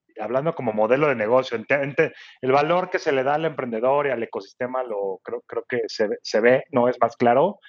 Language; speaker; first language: Spanish; native; Spanish